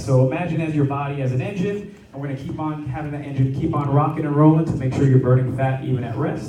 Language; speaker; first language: English; native; English